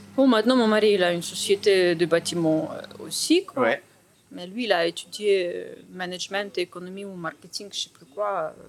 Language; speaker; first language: French; non-native, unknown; Ukrainian